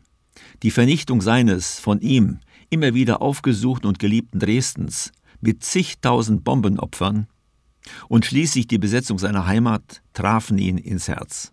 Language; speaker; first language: German; native; German